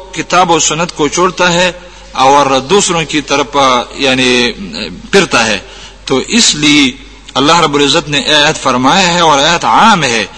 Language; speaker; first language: Urdu; non-native, local second language; Pashto